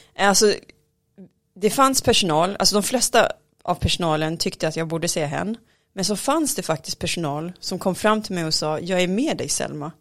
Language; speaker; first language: Swedish; early bilingual, other home language; Arabic